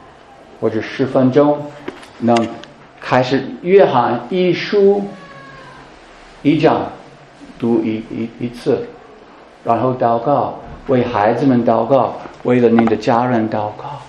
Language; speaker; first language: Chinese; non-native, fluent; English